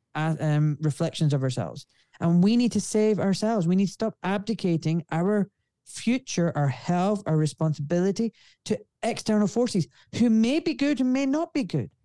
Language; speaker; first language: English; native; English